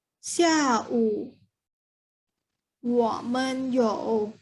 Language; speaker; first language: Chinese; non-native, fluent; Thai